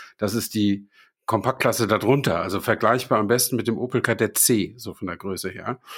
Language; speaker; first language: German; native; German